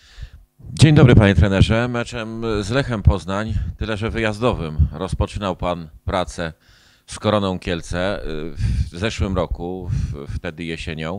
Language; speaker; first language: Polish; native; Polish